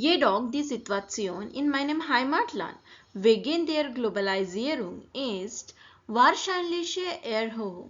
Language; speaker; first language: German; non-native, learner; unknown